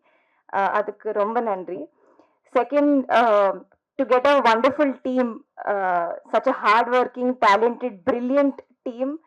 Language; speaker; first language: Tamil; non-native, learner; Telugu